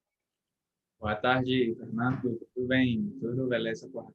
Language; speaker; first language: Portuguese; non-native, fluent; Spanish